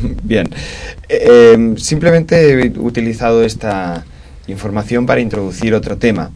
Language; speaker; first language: Spanish; native; Spanish